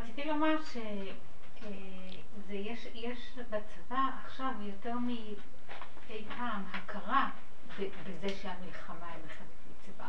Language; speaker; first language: Hebrew; non-native, fluent; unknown